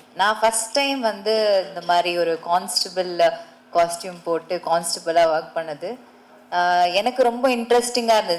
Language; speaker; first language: Tamil; early bilingual, heritage; Tamil